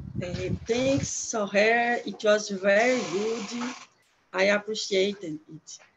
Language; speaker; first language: English; non-native, learner; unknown